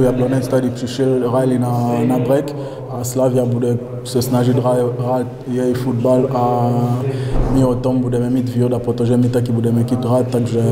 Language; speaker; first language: Czech; non-native, learner; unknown